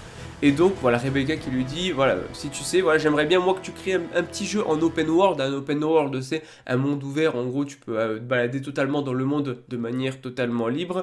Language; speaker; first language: French; native; French